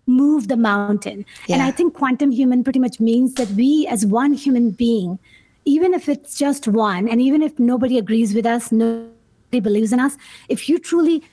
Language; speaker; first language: English; non-native, local second language; Urdu